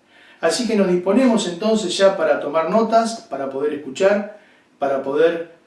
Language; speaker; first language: Spanish; native; Spanish